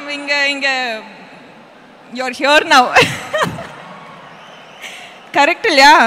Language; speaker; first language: Tamil; non-native, learner; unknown